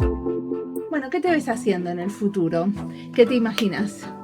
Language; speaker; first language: Spanish; native; Spanish